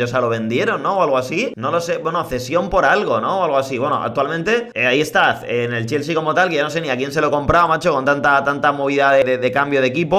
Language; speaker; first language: Spanish; native; Spanish